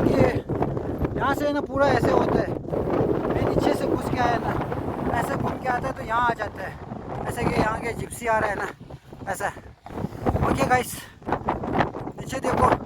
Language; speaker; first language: Hindi; non-native, local second language; Tibetan